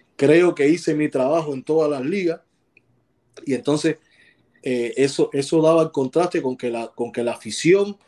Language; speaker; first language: Spanish; native; Spanish